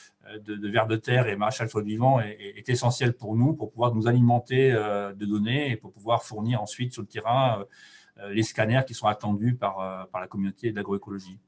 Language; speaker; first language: French; native; French